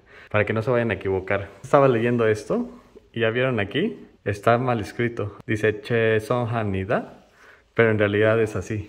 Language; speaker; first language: Spanish; native; Spanish